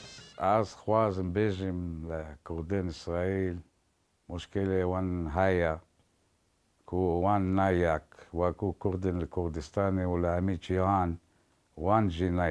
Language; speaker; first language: Kurdish; early bilingual, heritage; Kurdish